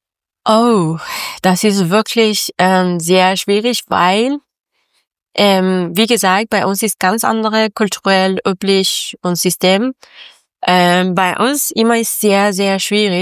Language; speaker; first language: German; non-native, learner; Persian